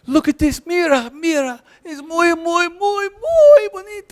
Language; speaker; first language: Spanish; non-native, learner; English